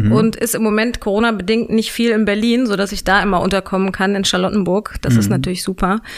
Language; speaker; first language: German; native; German